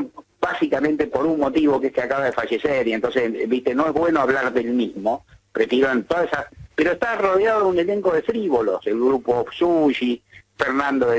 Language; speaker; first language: Spanish; native; Spanish